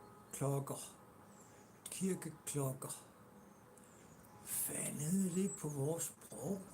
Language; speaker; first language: Danish; non-native, local second language; Kalaallisut